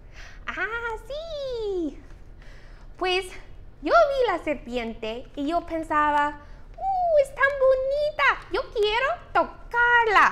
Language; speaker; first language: Spanish; non-native, fluent; English